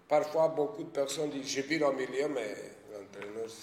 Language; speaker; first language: French; non-native, fluent; Portuguese